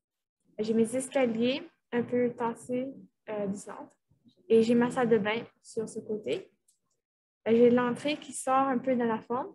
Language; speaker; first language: French; native; French